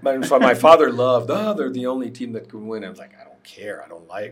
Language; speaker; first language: English; non-native, fluent; German